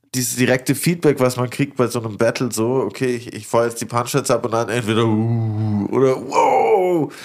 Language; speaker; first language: German; native; German